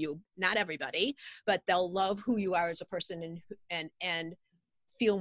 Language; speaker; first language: English; native; English